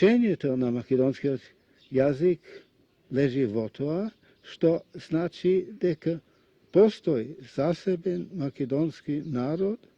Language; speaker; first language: Macedonian; non-native, fluent; Russian